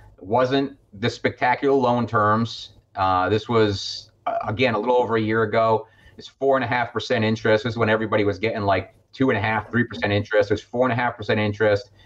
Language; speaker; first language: English; native; English